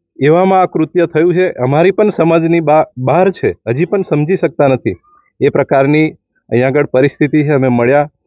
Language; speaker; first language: Gujarati; native; Gujarati